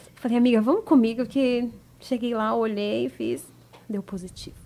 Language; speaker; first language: Portuguese; native; Portuguese